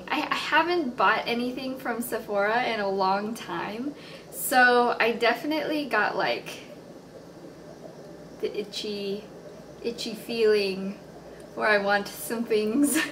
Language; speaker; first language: English; native; English